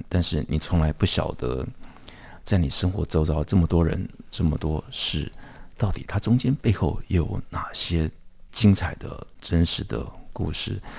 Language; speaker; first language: Chinese; native; Chinese